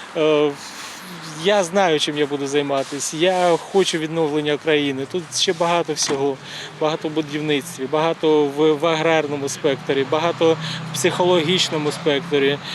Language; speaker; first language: Ukrainian; native; Ukrainian